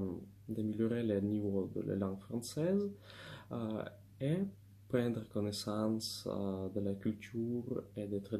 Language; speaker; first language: French; non-native, fluent; Russian